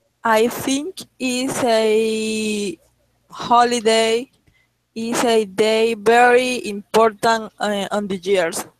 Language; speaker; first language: English; non-native, learner; Spanish